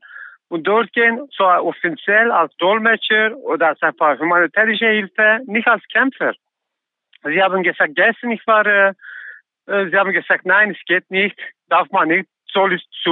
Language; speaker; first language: German; non-native, learner; Kurdish